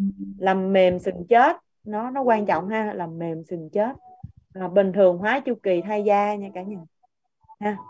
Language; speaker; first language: Vietnamese; native; Vietnamese